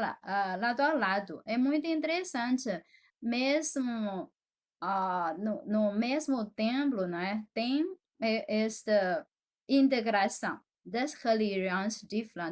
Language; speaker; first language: Portuguese; non-native, fluent; Chinese